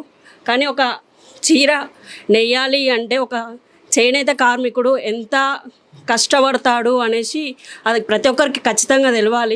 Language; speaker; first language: Telugu; native; Telugu